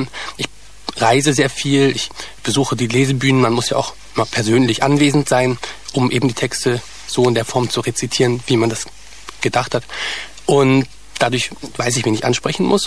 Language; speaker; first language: German; native; German